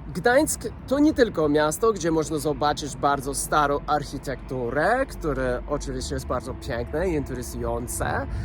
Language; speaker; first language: Polish; non-native, learner; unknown